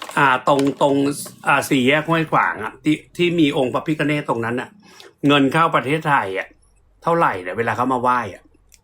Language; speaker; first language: Thai; native; Thai